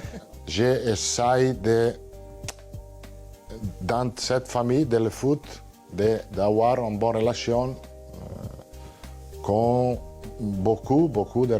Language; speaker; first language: French; non-native, fluent; Italian